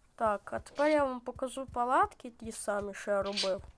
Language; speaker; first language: Ukrainian; non-native, local second language; Russian